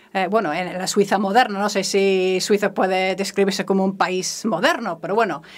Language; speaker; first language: Spanish; non-native, fluent; French